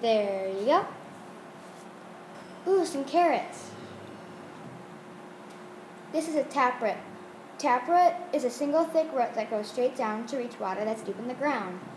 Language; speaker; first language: English; native; English